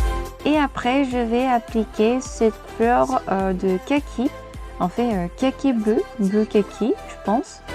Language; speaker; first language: French; non-native, learner; Korean